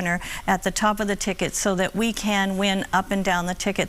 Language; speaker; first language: English; native; English